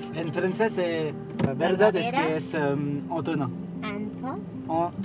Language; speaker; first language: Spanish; non-native, learner; French